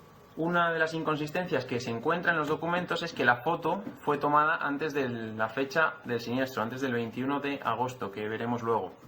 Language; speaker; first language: Spanish; native; Spanish